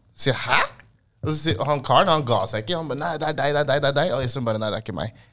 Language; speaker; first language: Norwegian; early bilingual, other home language; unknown